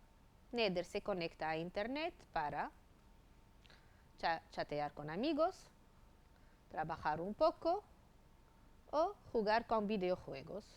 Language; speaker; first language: Spanish; non-native, fluent; Arabic